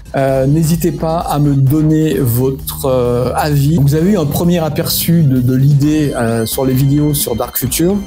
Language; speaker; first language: French; native; French